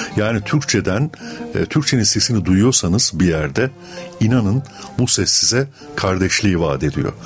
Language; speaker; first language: Turkish; native; Turkish